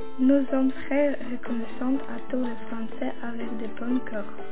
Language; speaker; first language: French; non-native, learner; Russian